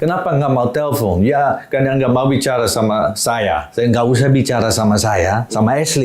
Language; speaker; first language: Indonesian; non-native, fluent; Dutch